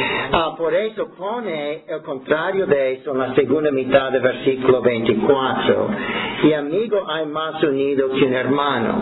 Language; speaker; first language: Spanish; non-native, fluent; English